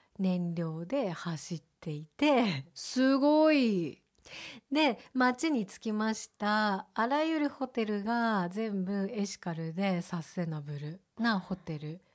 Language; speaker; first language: Japanese; native; Japanese